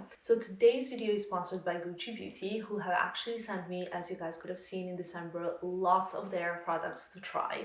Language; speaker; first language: English; non-native, fluent; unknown